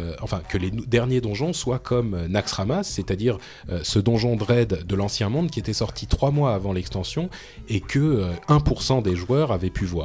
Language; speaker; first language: French; native; French